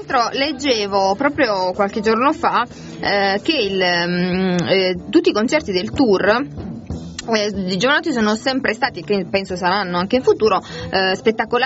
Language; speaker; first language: Italian; native; Italian